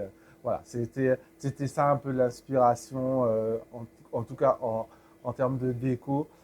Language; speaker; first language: French; native; French